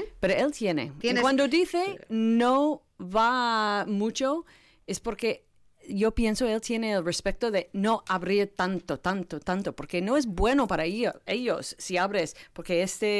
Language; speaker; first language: Spanish; non-native, learner; English